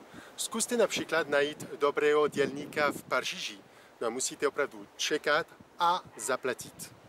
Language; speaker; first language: Czech; non-native, fluent; French